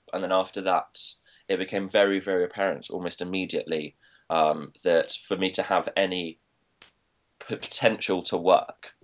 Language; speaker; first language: English; native; English